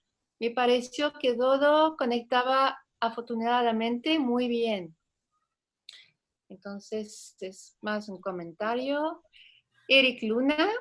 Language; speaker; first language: Spanish; non-native, fluent; French